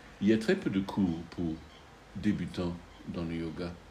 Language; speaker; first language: French; non-native, fluent; English